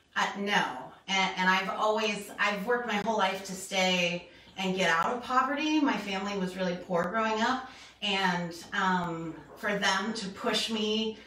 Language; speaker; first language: English; native; English